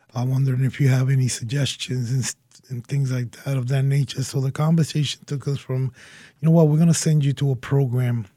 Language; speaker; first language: English; early bilingual, other home language; Spanish